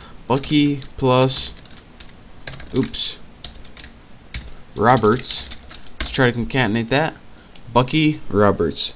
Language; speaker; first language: English; native; English